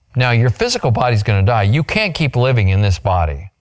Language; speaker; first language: English; native; English